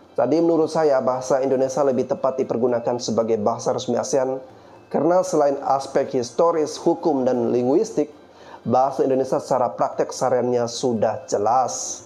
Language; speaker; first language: Indonesian; native; Indonesian